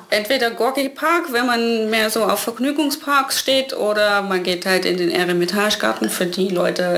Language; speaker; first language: German; native; German